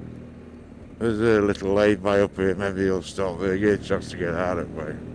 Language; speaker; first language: English; native; English